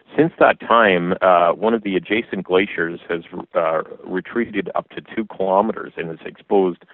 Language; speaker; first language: English; native; English